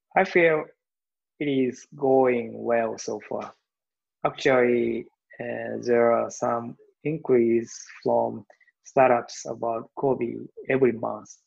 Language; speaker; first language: English; non-native, learner; Japanese